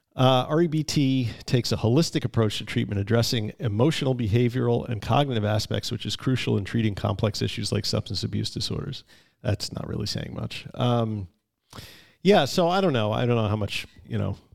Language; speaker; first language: English; native; English